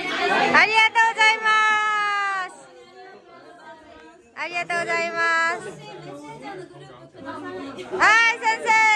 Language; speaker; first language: Japanese; non-native, learner; Nepali